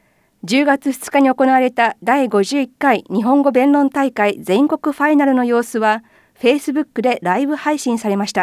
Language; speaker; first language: Japanese; native; Japanese